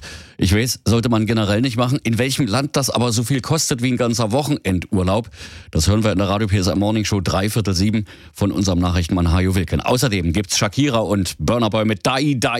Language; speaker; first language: German; native; German